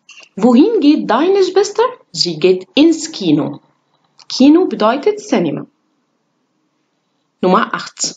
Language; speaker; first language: German; non-native, fluent; Arabic